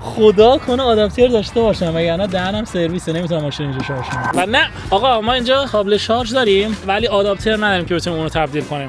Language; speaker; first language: Persian; native; Persian